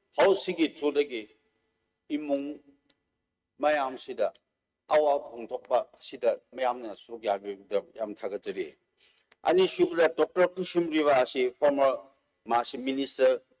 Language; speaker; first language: Manipuri; non-native, local second language; Tangkhul Naga (India)